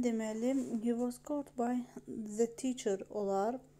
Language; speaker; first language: English; non-native, fluent; Azerbaijani